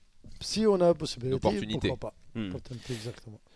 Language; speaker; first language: French; non-native, learner; Arabic